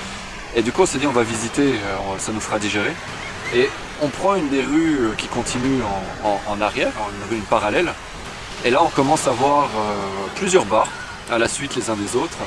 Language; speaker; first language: French; native; French